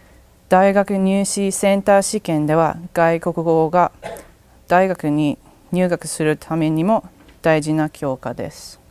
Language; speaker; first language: Japanese; non-native, learner; English